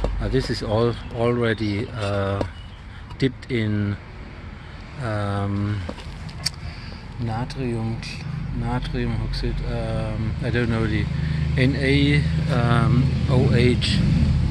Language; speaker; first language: English; non-native, fluent; German